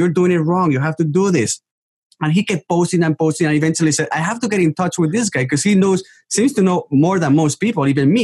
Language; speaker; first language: English; non-native, fluent; Spanish